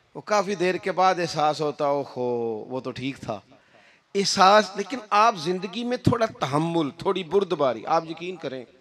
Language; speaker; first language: Urdu; non-native, local second language; Punjabi